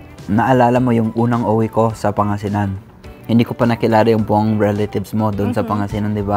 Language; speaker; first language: Filipino; non-native, fluent; English